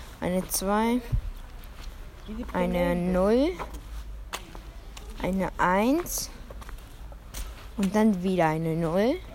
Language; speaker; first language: German; early bilingual, other home language; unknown